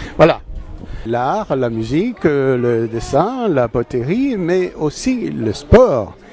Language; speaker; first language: French; native; French